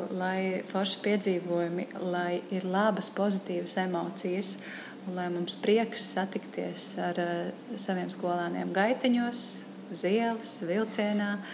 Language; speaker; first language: Latvian; native; Latvian